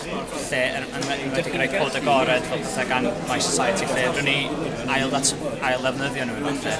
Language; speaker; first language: Welsh; native; Welsh